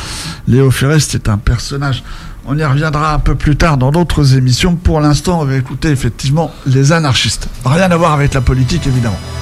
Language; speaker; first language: French; native; French